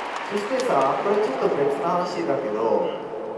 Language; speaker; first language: Japanese; non-native, fluent; Korean